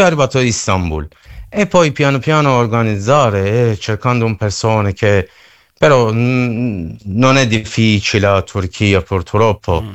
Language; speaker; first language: Italian; non-native, learner; Persian